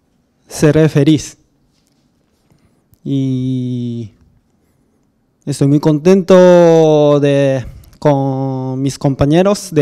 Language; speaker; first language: Spanish; non-native, learner; Japanese